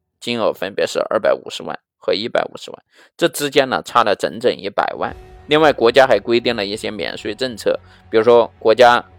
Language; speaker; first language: Chinese; native; Chinese